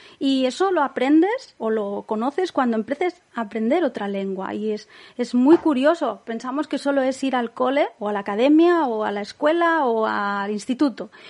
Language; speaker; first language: Spanish; native; Spanish